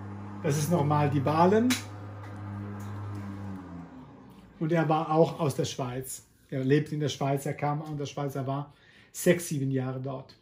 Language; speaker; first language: German; non-native, fluent; Italian